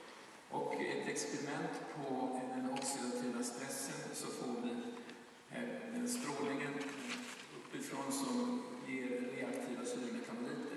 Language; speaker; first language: Swedish; native; Swedish